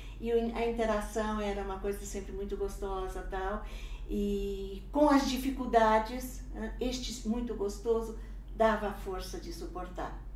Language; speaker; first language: Portuguese; early bilingual, other home language; Italian